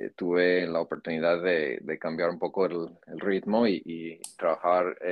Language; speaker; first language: Spanish; non-native, fluent; English